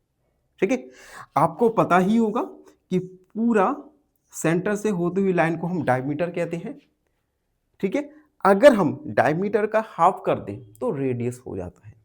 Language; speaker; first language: Hindi; native; Hindi